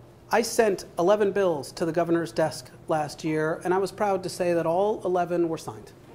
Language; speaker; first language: English; early bilingual, other home language; Spanish